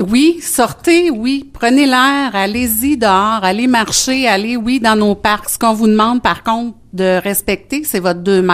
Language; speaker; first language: French; native; French